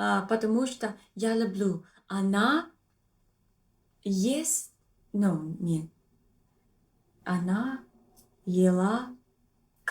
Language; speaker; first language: Russian; non-native, learner; English